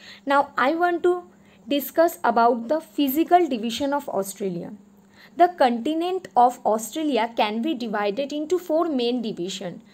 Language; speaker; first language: English; non-native, local second language; Bangla